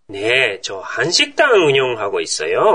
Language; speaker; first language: Korean; non-native, fluent; Japanese